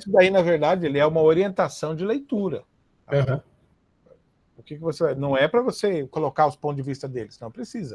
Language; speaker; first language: Portuguese; native; Portuguese